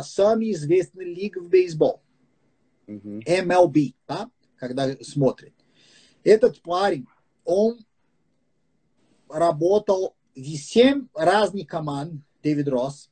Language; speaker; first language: Russian; non-native, fluent; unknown